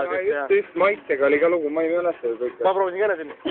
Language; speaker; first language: Estonian; native; Estonian